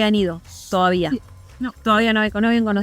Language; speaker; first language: Spanish; native; Spanish